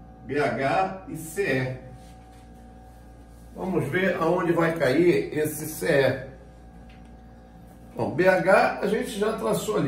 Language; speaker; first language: Portuguese; native; Portuguese